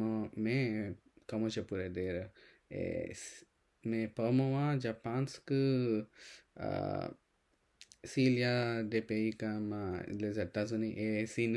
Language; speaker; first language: French; non-native, learner; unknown